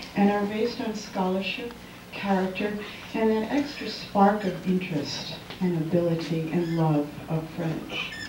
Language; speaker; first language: English; native; English